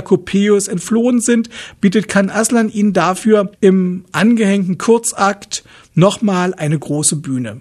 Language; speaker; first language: German; native; German